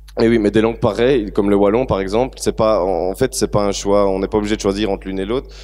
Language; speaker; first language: French; native; French